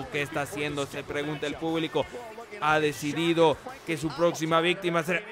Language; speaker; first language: Spanish; native; Spanish